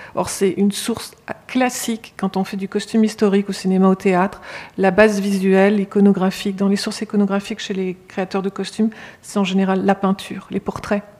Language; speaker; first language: French; native; French